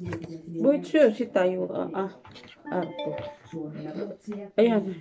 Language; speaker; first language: Finnish; non-native, learner; Filipino